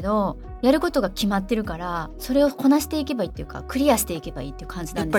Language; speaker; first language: Japanese; native; Japanese